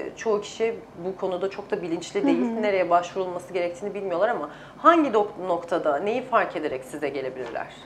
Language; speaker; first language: Turkish; native; Turkish